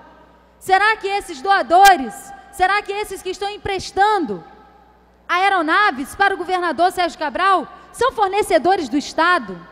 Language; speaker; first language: Portuguese; native; Portuguese